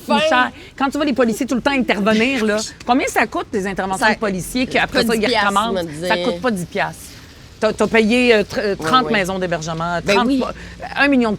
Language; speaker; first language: French; native; French